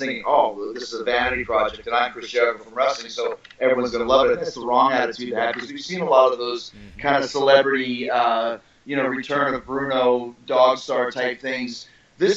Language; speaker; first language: English; native; English